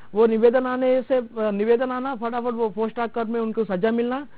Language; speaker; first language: Hindi; non-native, local second language; Telugu